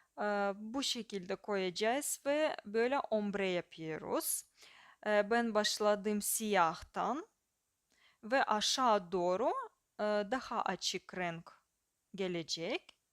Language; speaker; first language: Turkish; non-native, fluent; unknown